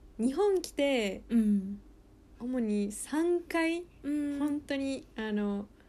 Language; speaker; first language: Japanese; early bilingual, heritage; Japanese